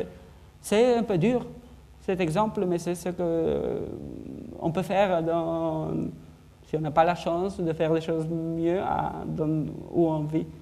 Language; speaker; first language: French; non-native, fluent; Spanish